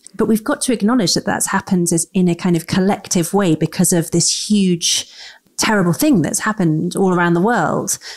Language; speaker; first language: English; native; English